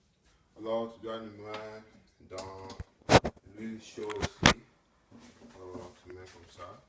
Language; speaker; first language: French; non-native, learner; English